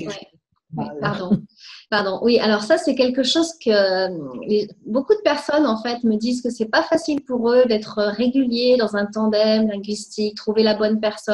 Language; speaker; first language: French; native; French